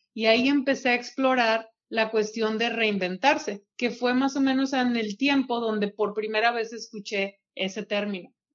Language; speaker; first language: Spanish; native; Spanish